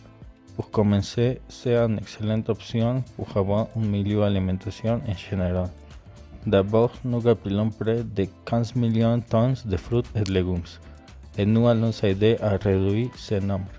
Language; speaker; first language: French; non-native, learner; Spanish